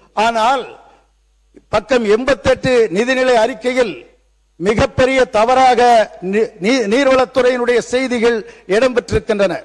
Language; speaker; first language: Tamil; native; Tamil